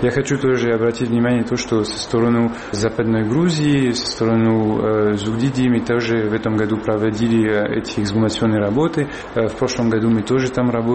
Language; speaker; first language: Russian; non-native, fluent; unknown